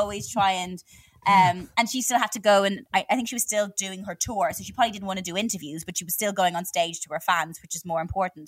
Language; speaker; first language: English; native; English